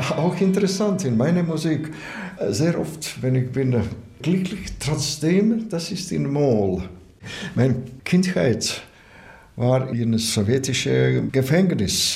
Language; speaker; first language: German; non-native, learner; Latvian